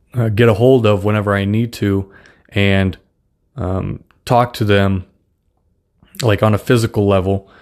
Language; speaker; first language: English; non-native, fluent; Russian